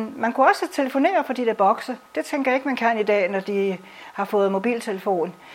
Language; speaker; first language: Danish; native; Danish